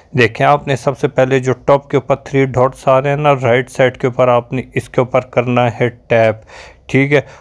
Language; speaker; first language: Urdu; native; Urdu